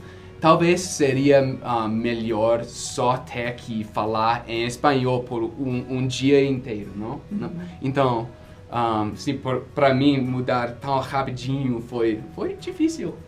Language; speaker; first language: Portuguese; non-native, fluent; English